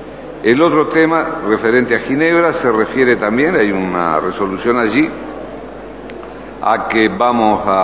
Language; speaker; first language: Spanish; native; Spanish